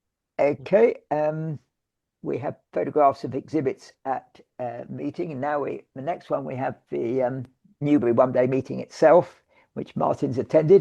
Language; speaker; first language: English; native; English